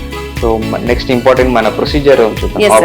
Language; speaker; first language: Telugu; native; Telugu